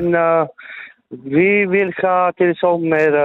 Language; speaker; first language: Norwegian; non-native, local second language; Northern Sami